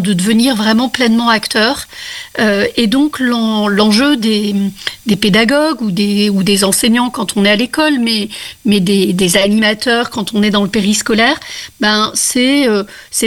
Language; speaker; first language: French; native; French